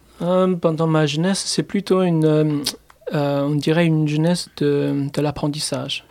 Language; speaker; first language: French; non-native, fluent; Chinese